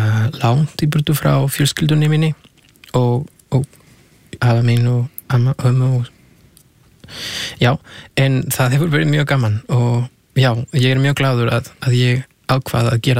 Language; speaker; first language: Icelandic; non-native, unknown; Spanish